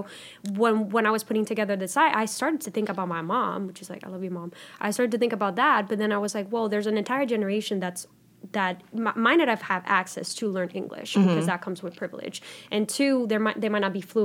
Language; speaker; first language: English; non-native, fluent; Spanish